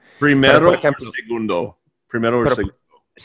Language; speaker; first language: Spanish; non-native, fluent; English